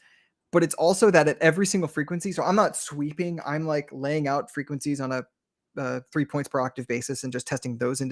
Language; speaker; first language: English; native; English